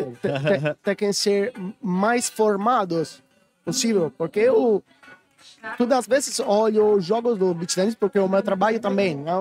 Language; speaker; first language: Portuguese; non-native, learner; Italian